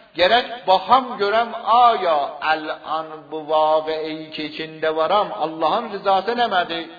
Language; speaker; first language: Persian; non-native, local second language; Azerbaijani